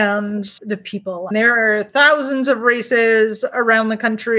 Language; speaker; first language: English; native; English